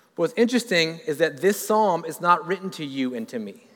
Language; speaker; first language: English; native; English